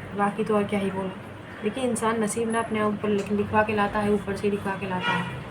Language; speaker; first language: Hindi; non-native, local second language; Bangla